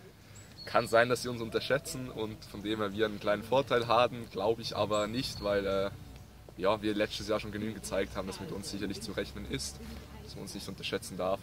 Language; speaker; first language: German; native; German